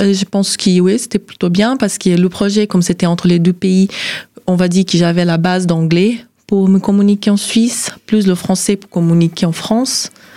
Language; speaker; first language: French; non-native, fluent; Portuguese